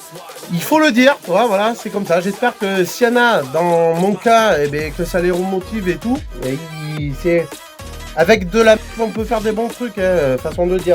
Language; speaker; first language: French; native; French